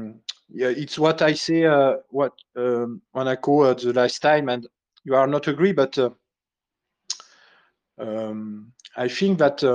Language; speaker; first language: English; non-native, learner; French